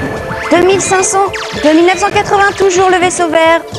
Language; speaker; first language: French; native; French